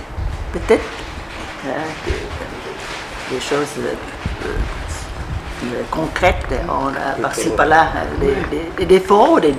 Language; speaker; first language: French; non-native, local second language; Vietnamese